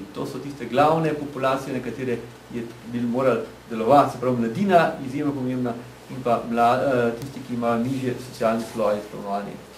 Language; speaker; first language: Slovenian; native; Slovenian